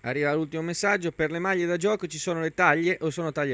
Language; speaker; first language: Italian; native; Italian